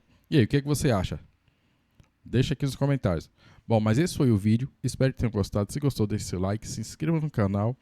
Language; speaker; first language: Portuguese; native; Portuguese